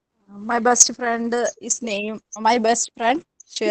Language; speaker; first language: English; non-native, learner; Malayalam